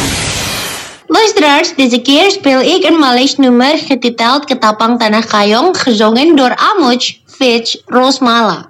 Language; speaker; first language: Dutch; non-native, fluent; Indonesian